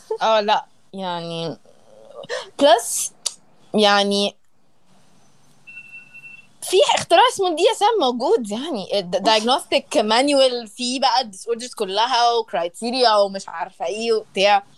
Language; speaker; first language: Arabic; native; Arabic